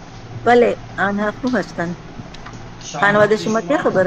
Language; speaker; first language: Persian; non-native, learner; Urdu